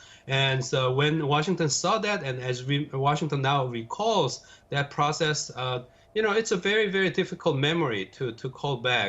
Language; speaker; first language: English; non-native, fluent; Korean